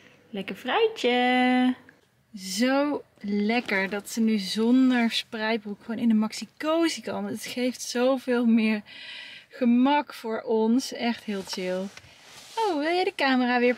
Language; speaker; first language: Dutch; native; Dutch